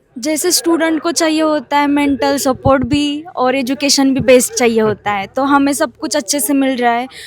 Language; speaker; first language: Hindi; native; Hindi